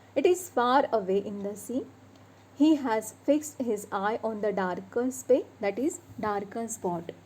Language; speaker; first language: English; non-native, local second language; Marathi